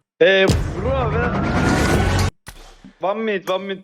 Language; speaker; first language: English; non-native, learner; Turkish